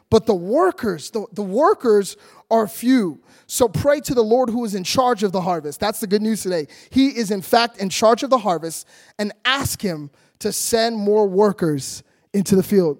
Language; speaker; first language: English; native; English